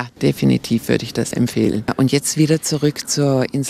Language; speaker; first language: German; native; German